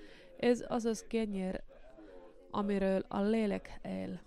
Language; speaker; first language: Hungarian; non-native, learner; Finnish